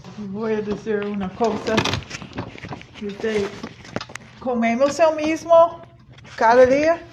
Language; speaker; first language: Spanish; non-native, learner; English